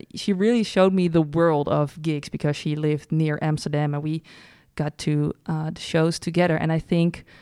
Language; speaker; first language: English; non-native, fluent; Dutch